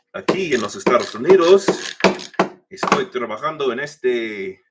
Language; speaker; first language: Spanish; non-native, learner; English